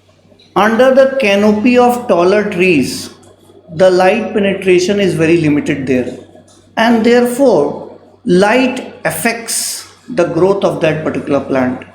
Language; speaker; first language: English; non-native, local second language; Hindi